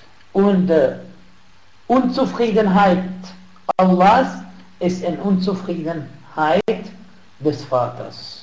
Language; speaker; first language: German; non-native, fluent; Arabic